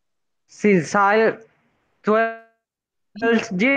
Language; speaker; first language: English; non-native, learner; Spanish